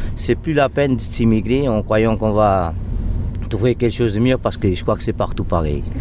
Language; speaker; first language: French; non-native, fluent; Portuguese